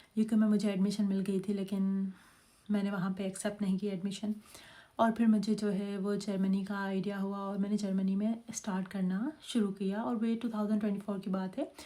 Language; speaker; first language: Urdu; non-native, local second language; Sindhi